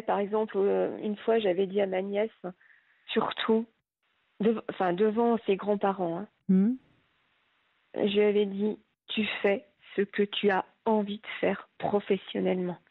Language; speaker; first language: French; native; French